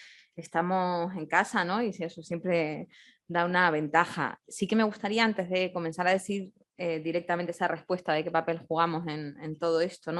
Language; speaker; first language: Spanish; native; Spanish